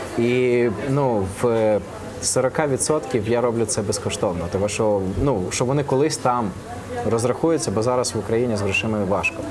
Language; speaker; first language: Ukrainian; non-native, local second language; Russian